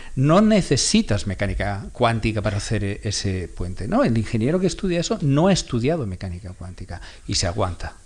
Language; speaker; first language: Spanish; non-native, local second language; Catalan